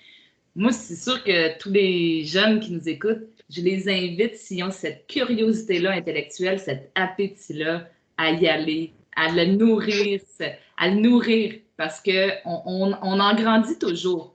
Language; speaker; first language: French; native; French